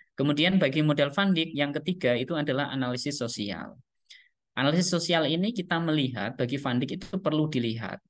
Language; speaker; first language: Indonesian; non-native, local second language; Javanese